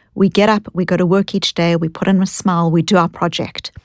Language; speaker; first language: English; native; English